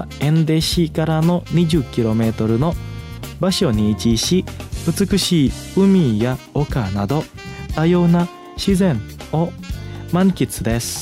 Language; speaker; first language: Japanese; non-native, fluent; Indonesian